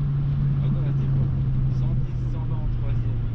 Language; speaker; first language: French; native; French